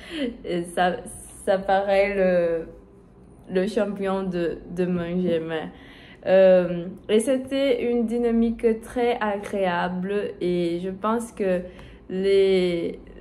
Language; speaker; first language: French; non-native, learner; Portuguese